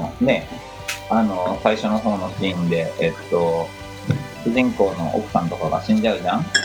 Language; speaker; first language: Japanese; native; Japanese